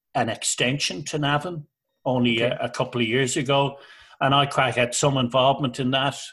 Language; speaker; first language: English; native; English